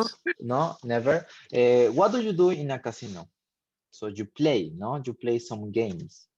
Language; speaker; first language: English; non-native, fluent; Spanish